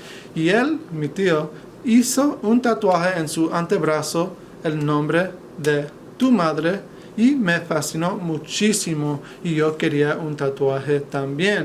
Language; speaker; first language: Spanish; non-native, fluent; English